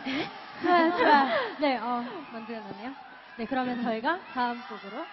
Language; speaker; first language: Korean; native; Korean